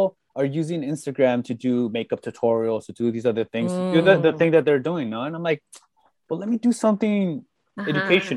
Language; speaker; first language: English; native; English